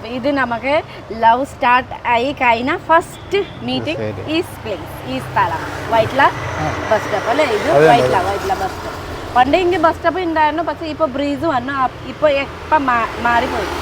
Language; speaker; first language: Malayalam; non-native, learner; Nepali